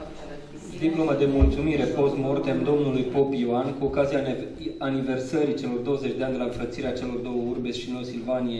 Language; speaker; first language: Romanian; native; Romanian